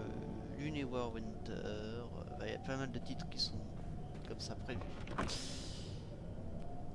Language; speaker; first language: French; native; French